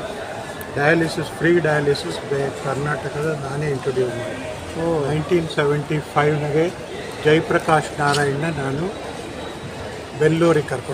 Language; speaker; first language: Kannada; non-native, learner; Tamil